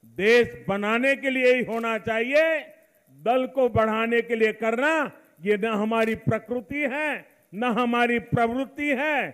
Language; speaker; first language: Hindi; non-native, local second language; Gujarati